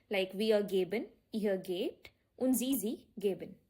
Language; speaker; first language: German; non-native, learner; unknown